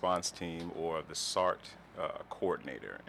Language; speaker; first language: English; native; English